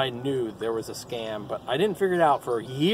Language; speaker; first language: English; native; English